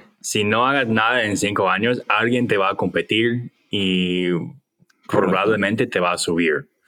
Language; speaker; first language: Spanish; non-native, fluent; English